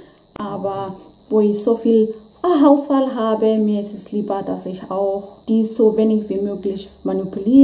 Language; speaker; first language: German; non-native, fluent; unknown